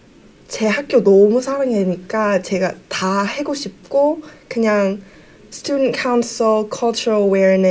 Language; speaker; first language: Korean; early bilingual, heritage; Korean